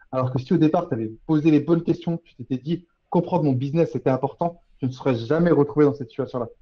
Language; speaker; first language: French; native; French